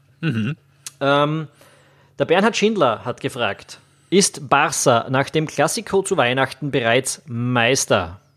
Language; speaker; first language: German; native; German